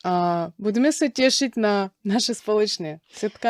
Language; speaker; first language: Czech; non-native, fluent; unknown